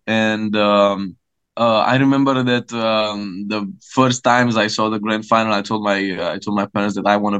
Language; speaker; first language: English; non-native, fluent; Romanian